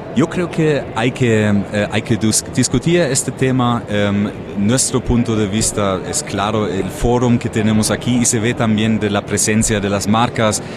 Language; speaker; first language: Spanish; non-native, fluent; German